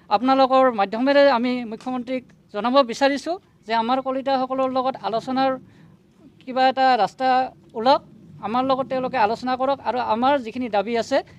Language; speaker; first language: Assamese; native; Assamese